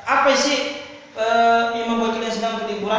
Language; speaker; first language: Indonesian; native; Indonesian